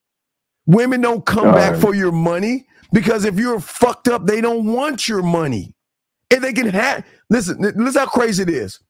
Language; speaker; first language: English; native; English